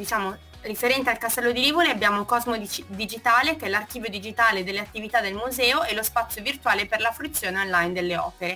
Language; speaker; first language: Italian; native; Italian